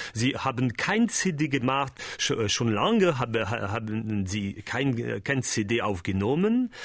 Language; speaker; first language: German; non-native, learner; French